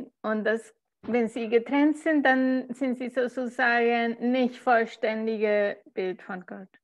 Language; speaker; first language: German; non-native, fluent; Spanish